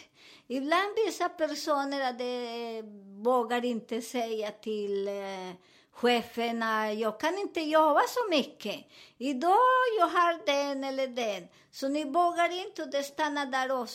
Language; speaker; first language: Swedish; non-native, fluent; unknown